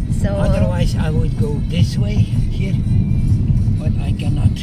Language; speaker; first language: English; non-native, learner; Dutch